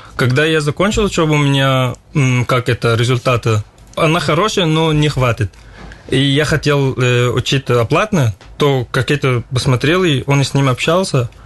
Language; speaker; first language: Russian; non-native, learner; Arabic